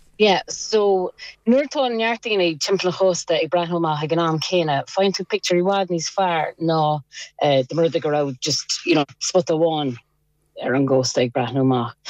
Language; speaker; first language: Irish; non-native, local second language; English